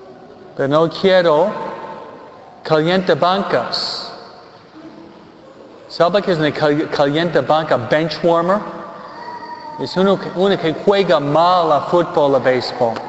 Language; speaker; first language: Spanish; non-native, fluent; English